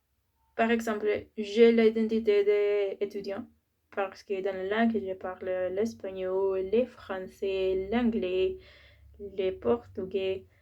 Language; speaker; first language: French; non-native, learner; Spanish